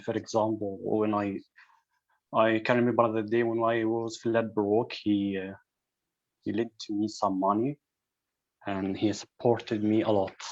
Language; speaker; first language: English; non-native, fluent; Arabic